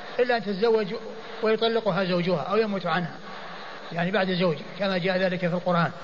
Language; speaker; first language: Arabic; native; Arabic